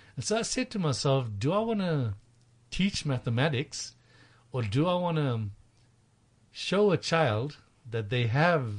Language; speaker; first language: English; native; English